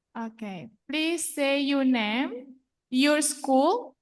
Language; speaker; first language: English; non-native, fluent; Indonesian